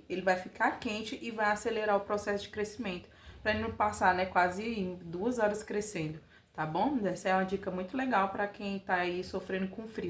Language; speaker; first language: Portuguese; native; Portuguese